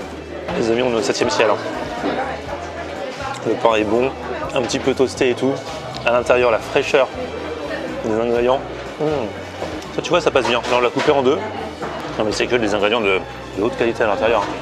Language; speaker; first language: French; native; French